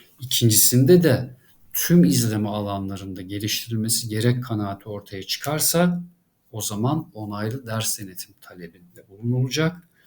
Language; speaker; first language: Turkish; native; Turkish